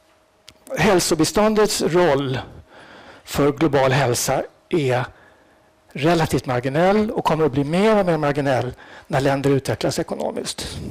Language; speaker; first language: Swedish; native; Swedish